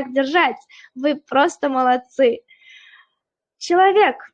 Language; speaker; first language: Russian; non-native, local second language; Uzbek